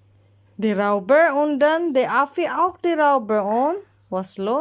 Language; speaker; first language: German; non-native, learner; Cebuano